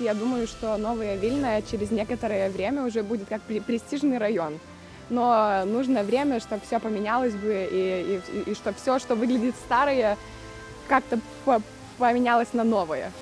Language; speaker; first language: Russian; non-native, local second language; Lithuanian